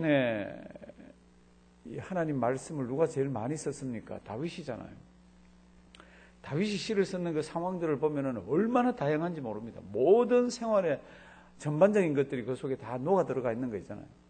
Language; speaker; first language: Korean; native; Korean